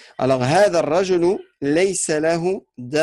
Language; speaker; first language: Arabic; non-native, fluent; French